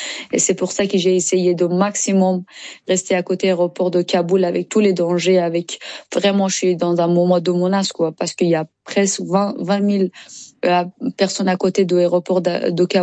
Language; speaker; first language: French; non-native, learner; Persian